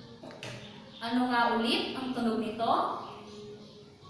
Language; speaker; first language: Filipino; native; Filipino